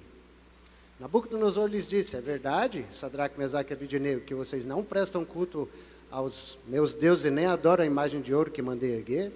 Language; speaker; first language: Portuguese; native; Portuguese